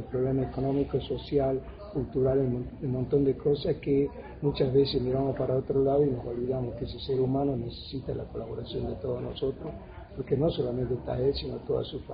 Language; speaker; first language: Spanish; native; Spanish